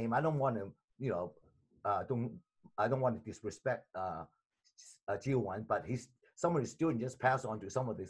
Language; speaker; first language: English; non-native, local second language; Cantonese